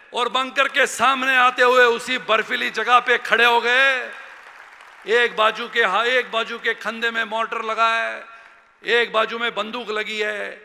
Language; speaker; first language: Hindi; non-native, local second language; Marathi